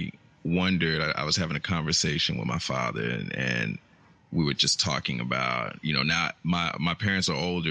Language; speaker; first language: English; native; English